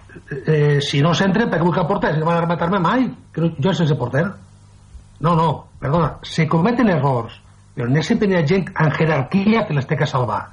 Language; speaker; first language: Catalan; native; Catalan